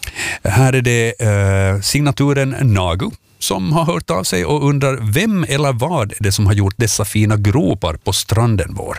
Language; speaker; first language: Swedish; native; Swedish